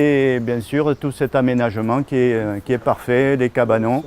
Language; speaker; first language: French; native; French